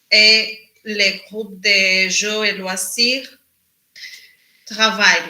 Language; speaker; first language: French; non-native, learner; Spanish